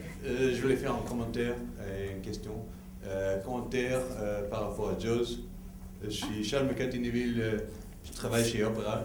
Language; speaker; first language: French; non-native, fluent; English